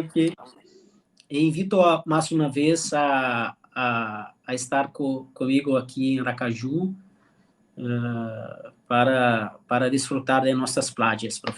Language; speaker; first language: Spanish; non-native, learner; Portuguese